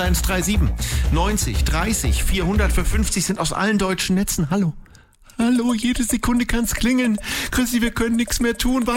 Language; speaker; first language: German; native; German